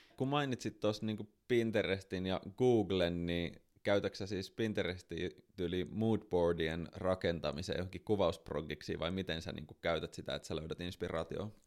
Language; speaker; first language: Finnish; native; Finnish